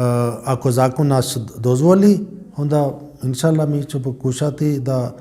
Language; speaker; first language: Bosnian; non-native, learner; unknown